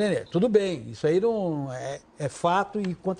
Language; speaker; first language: Portuguese; native; Portuguese